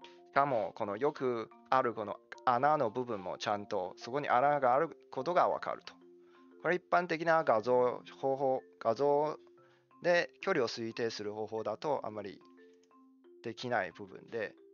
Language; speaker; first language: Japanese; non-native, fluent; Chinese